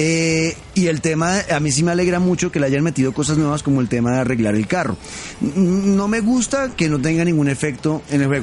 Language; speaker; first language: Spanish; native; Spanish